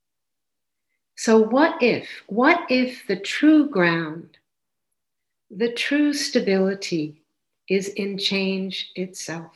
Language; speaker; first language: English; native; English